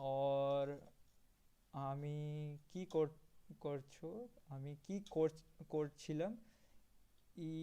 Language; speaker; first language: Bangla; non-native, learner; Hindi